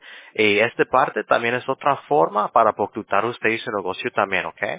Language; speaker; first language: Spanish; early bilingual, heritage; Spanish